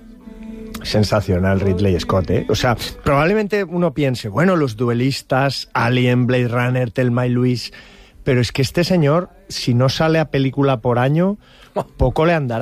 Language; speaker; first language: Spanish; native; Spanish